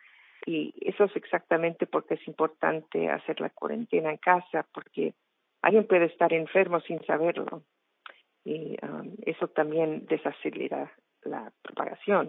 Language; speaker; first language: Spanish; non-native, fluent; English